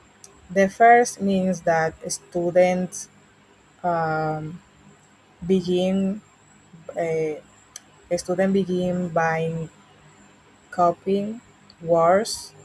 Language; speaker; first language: English; non-native, learner; Spanish